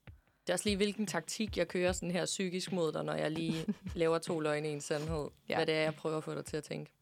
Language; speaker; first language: Danish; native; Danish